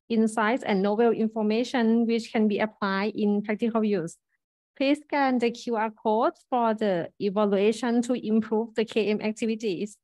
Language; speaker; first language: English; non-native, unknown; Thai